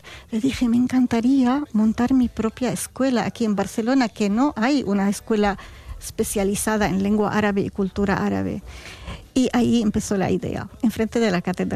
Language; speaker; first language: Spanish; non-native, fluent; Arabic